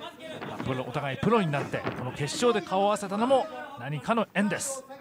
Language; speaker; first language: Japanese; native; Japanese